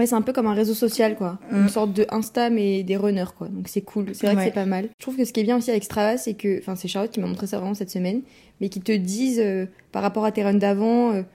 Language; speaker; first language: French; native; French